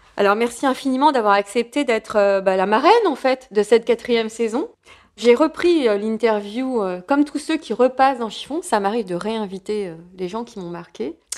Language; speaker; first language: French; native; French